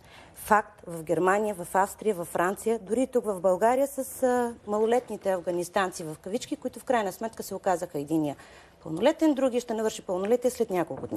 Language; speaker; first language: Bulgarian; native; Bulgarian